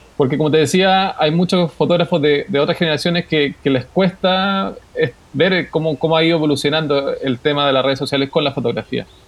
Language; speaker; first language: Spanish; native; Spanish